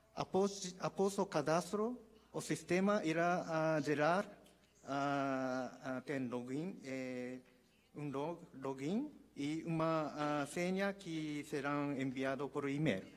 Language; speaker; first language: Portuguese; non-native, learner; Japanese